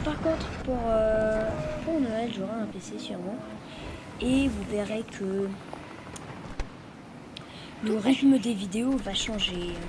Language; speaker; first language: French; native; French